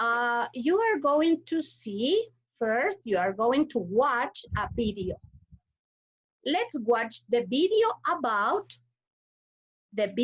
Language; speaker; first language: English; non-native, fluent; Spanish